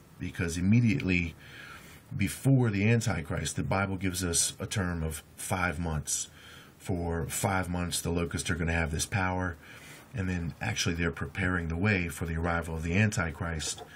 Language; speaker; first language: English; native; English